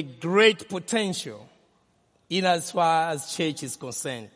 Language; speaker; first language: English; non-native, local second language; Nyanja